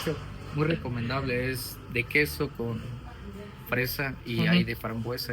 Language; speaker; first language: Spanish; native; Spanish